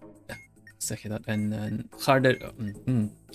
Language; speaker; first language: Dutch; non-native, learner; Swedish